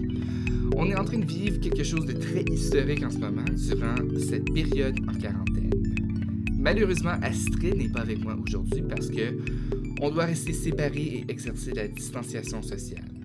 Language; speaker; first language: French; native; French